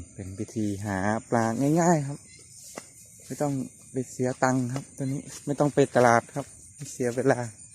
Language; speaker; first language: Thai; native; Thai